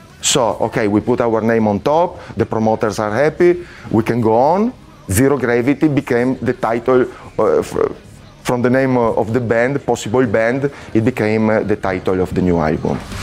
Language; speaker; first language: English; non-native, fluent; Italian